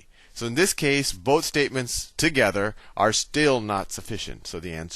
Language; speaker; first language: English; native; English